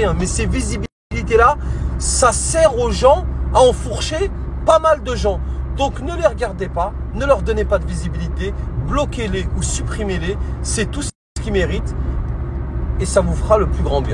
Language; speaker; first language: French; native; French